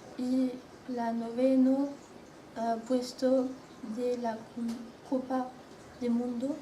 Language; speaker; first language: Spanish; non-native, learner; French